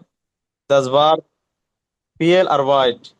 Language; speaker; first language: German; non-native, learner; Bangla